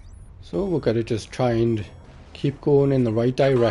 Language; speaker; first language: English; native; English